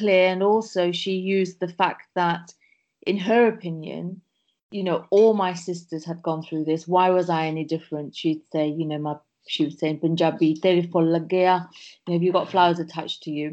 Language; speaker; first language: English; native; English